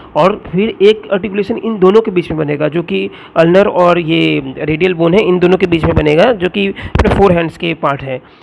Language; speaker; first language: Hindi; non-native, local second language; Bangla